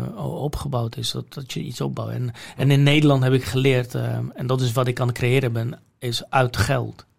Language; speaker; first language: Dutch; non-native, fluent; Polish